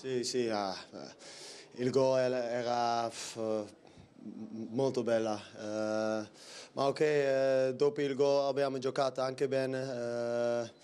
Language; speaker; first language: Italian; non-native, learner; Dutch